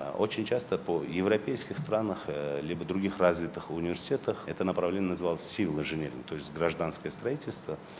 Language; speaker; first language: Russian; non-native, local second language; Uzbek